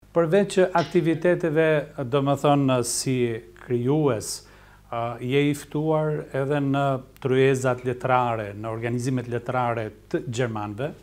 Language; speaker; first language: Albanian; native; Albanian